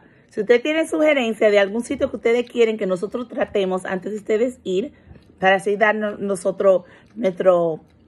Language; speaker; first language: Spanish; early bilingual, heritage; Spanish